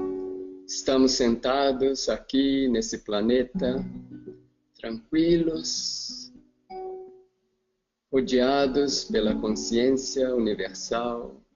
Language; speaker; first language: Portuguese; non-native, fluent; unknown